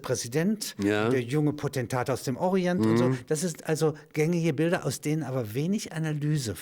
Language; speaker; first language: German; native; German